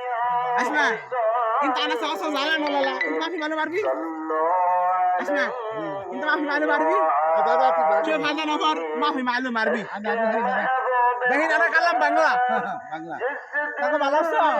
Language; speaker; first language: Arabic; non-native, learner; Bangla